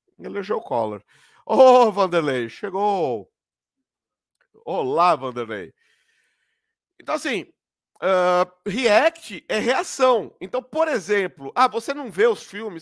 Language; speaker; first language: Portuguese; native; Portuguese